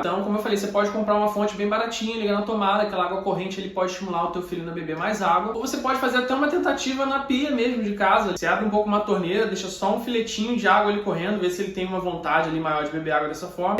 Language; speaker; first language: Portuguese; native; Portuguese